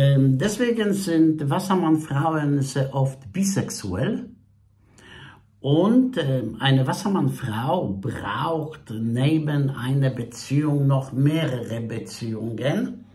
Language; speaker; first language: German; non-native, fluent; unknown